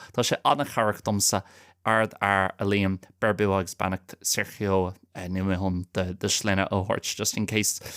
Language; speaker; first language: Irish; non-native, local second language; English